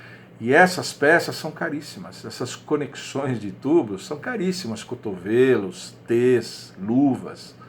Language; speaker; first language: Portuguese; native; Portuguese